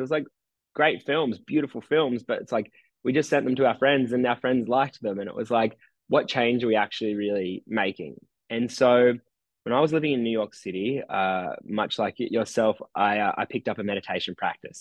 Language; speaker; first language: English; native; English